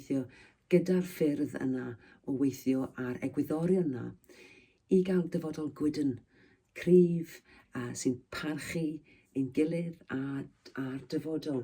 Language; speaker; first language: Welsh; native; Welsh